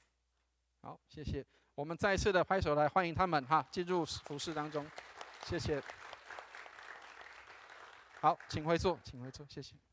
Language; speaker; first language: Chinese; native; Chinese